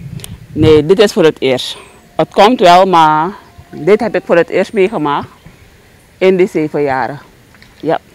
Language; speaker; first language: Dutch; non-native, local second language; Sranan Tongo